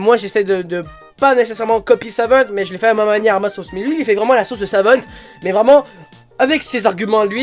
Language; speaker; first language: French; native; French